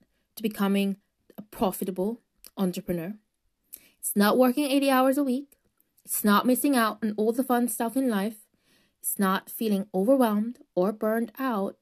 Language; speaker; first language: English; native; English